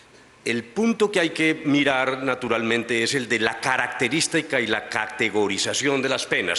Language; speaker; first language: Spanish; native; Spanish